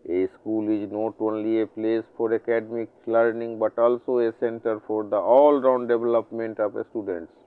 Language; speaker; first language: English; non-native, local second language; Hindi